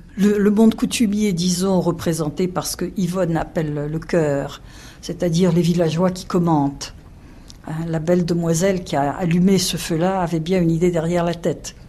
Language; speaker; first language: French; native; French